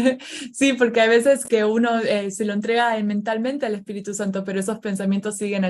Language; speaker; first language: Spanish; native; Spanish